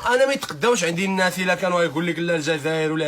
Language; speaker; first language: Arabic; native; Arabic